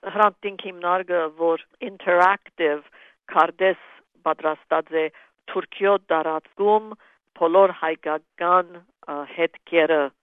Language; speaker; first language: Armenian; early bilingual, heritage; Armenian